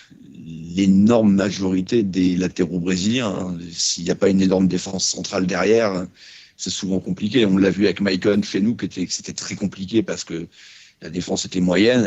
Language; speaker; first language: French; native; French